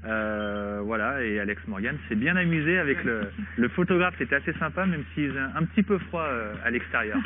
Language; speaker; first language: French; native; French